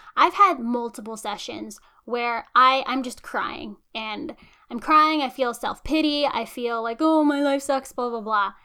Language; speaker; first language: English; native; English